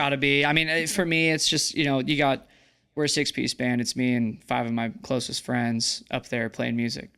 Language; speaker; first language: English; native; English